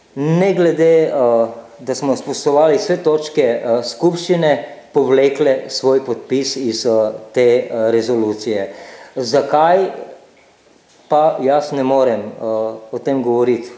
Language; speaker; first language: Slovenian; non-native, local second language; Serbian